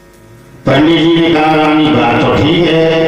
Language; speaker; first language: Hindi; native; Hindi